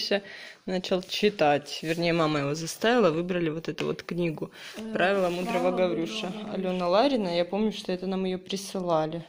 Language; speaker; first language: Russian; native; Russian